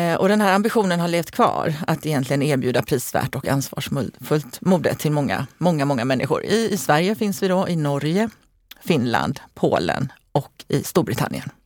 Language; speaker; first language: Swedish; early bilingual, other home language; Hungarian